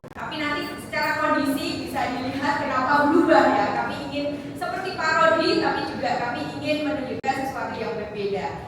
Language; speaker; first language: Indonesian; native; Indonesian